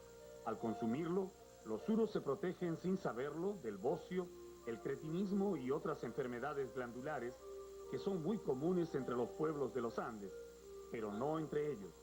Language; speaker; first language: Spanish; native; Spanish